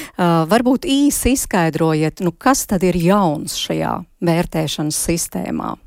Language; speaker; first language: Latvian; native; Latvian